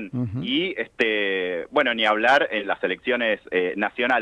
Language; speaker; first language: Spanish; native; Spanish